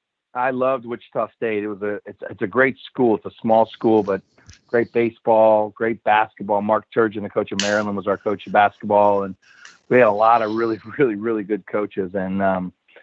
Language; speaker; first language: English; native; English